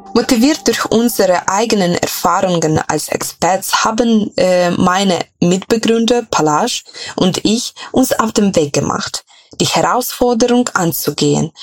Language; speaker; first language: German; non-native, fluent; Ukrainian